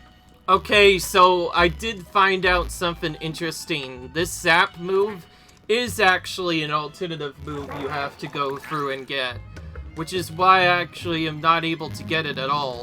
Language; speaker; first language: English; native; English